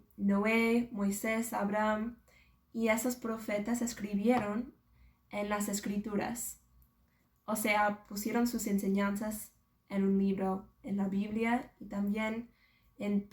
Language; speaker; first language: Spanish; non-native, fluent; English